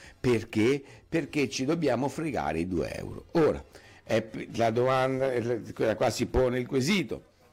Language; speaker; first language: Italian; native; Italian